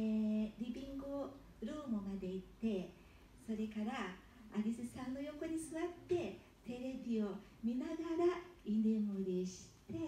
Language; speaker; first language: Japanese; early bilingual, heritage; Japanese